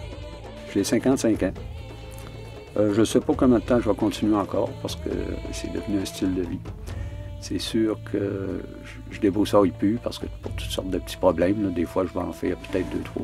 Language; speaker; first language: French; native; French